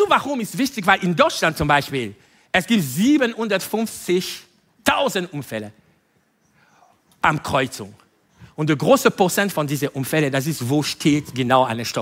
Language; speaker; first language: German; non-native, fluent; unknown